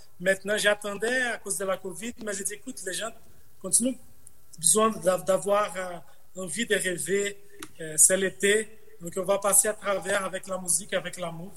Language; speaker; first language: French; non-native, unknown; Portuguese